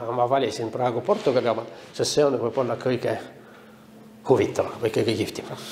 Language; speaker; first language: Estonian; non-native, local second language; Russian